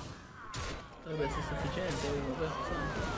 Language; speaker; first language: Italian; native; Italian